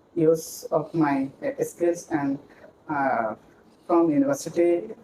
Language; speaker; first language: English; non-native, local second language; Bangla